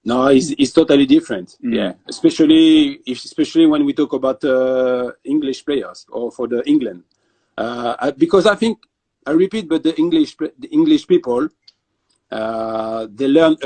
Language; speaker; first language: English; non-native, fluent; French